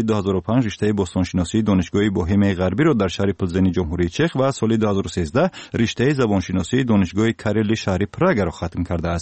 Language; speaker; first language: Tajik; native; Tajik